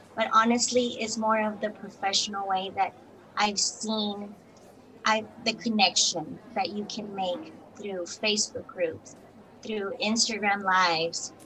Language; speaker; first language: English; non-native, fluent; Spanish